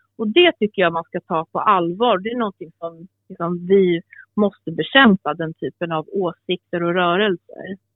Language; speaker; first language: Swedish; early bilingual, other home language; Albanian